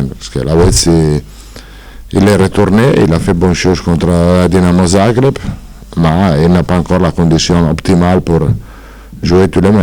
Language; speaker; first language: French; non-native, fluent; Italian